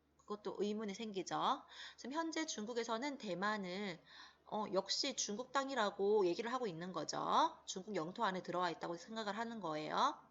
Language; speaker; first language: Korean; native; Korean